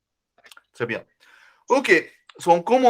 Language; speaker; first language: French; non-native, fluent; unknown